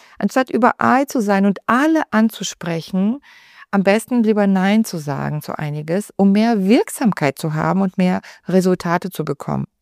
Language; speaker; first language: German; non-native, fluent; Bulgarian